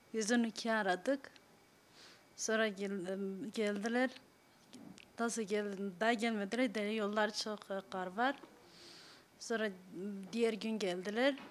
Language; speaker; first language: Turkish; non-native, local second language; Kurdish